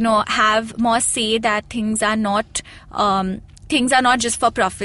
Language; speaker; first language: English; non-native, local second language; Hindi